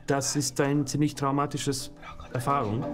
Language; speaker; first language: German; non-native, fluent; Hungarian